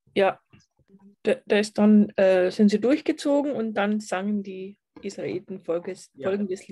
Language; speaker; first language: German; native; German